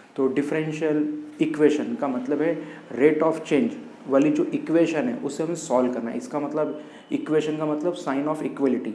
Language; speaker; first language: Hindi; native; Hindi